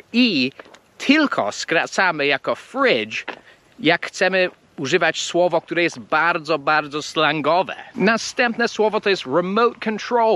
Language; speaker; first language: Polish; non-native, fluent; English